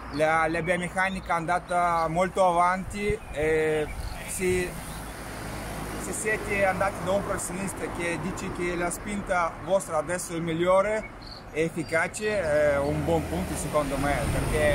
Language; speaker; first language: Italian; non-native, fluent; Russian